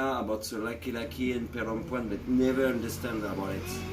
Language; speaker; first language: English; non-native, learner; French